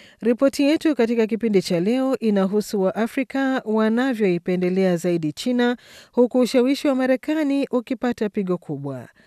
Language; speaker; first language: Swahili; native; Swahili